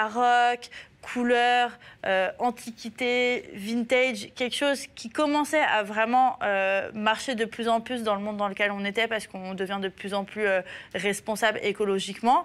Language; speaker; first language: French; native; French